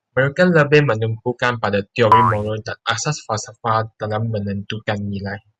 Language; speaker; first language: Malay; non-native, local second language; Chinese